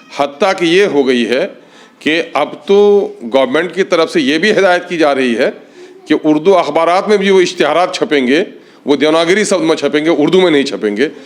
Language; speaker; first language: Urdu; native; Urdu